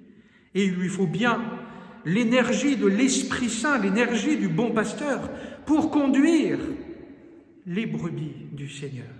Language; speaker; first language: French; native; French